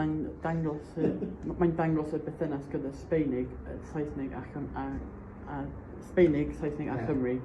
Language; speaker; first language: Welsh; non-native, local second language; English